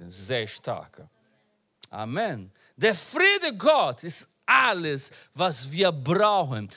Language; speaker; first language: German; non-native, learner; Portuguese